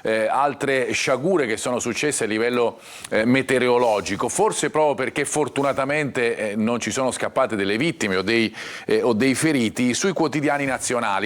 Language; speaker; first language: Italian; native; Italian